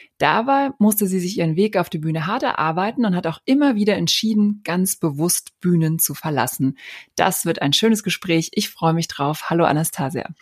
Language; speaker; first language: German; native; German